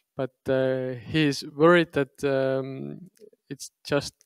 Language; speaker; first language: English; non-native, fluent; Estonian